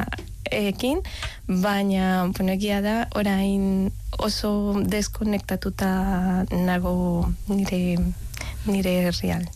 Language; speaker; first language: Basque; non-native, learner; Spanish